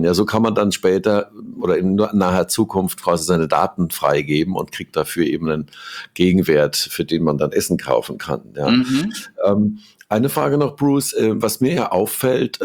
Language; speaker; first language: German; native; German